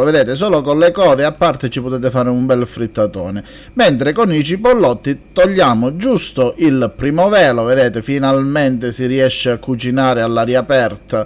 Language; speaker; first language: Italian; native; Italian